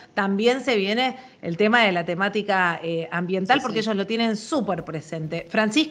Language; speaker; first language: Spanish; native; Spanish